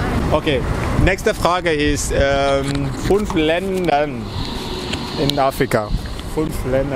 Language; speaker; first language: German; non-native, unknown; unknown